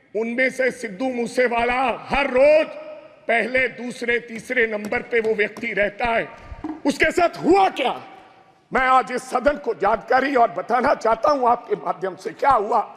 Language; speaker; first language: Hindi; non-native, local second language; Punjabi